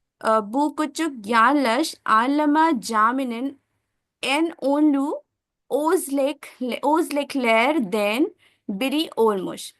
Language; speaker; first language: Turkish; non-native, learner; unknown